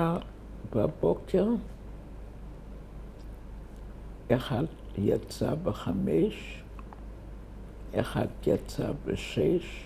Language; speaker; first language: Hebrew; early bilingual, other home language; German